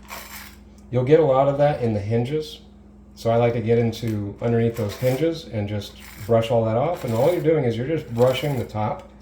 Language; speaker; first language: English; native; English